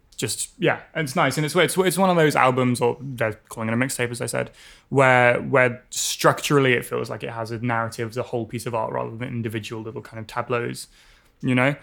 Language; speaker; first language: English; native; English